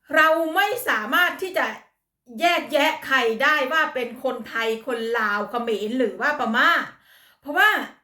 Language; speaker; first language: Thai; native; Thai